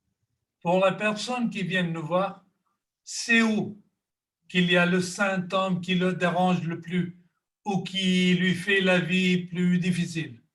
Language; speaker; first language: French; non-native, fluent; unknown